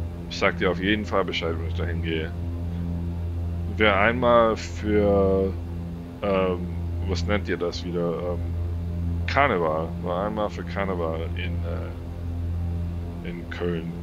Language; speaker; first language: German; non-native, fluent; English